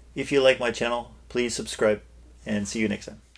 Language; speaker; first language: English; native; English